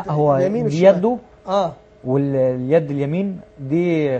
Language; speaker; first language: Arabic; native; Arabic